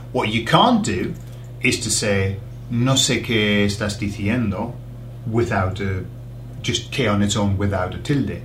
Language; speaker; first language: English; native; English